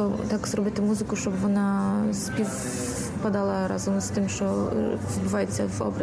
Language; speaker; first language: Ukrainian; early bilingual, heritage; Ukrainian